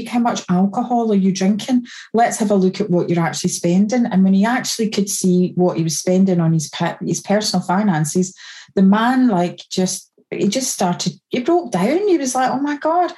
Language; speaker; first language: English; native; English